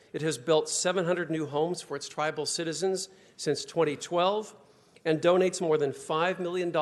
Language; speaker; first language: English; native; English